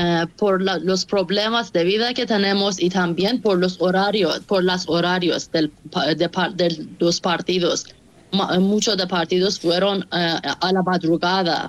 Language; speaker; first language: Spanish; non-native, fluent; Persian